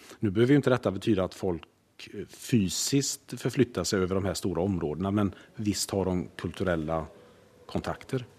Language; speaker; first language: Swedish; native; Swedish